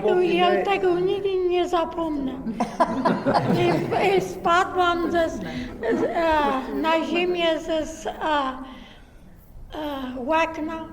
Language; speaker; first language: Polish; early bilingual, heritage; Polish